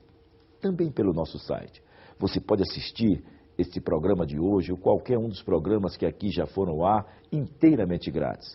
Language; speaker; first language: Portuguese; native; Portuguese